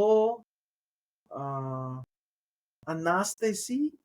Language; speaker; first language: Greek; non-native, learner; English